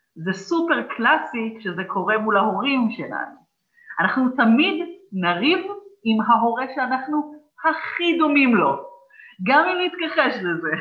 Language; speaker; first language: Hebrew; native; Hebrew